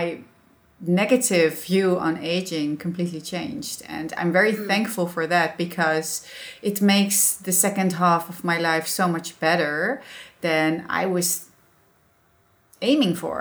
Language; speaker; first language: English; non-native, fluent; Dutch